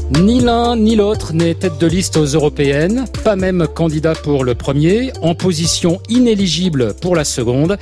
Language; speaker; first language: French; native; French